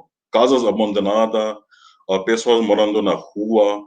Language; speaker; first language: Portuguese; non-native, fluent; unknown